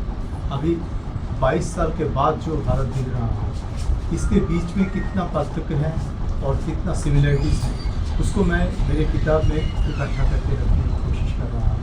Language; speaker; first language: Hindi; non-native, local second language; Bangla